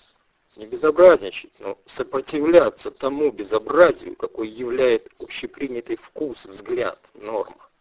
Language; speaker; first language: Russian; native; Russian